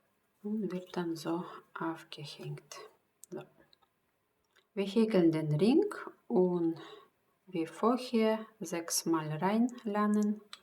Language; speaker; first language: German; non-native, fluent; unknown